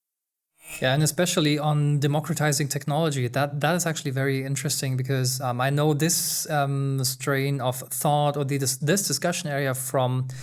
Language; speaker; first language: English; non-native, fluent; German